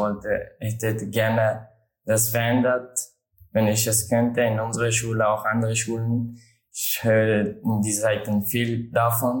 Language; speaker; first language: German; non-native, learner; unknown